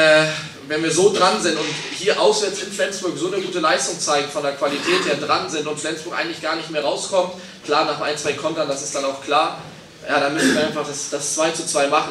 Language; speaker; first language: German; native; German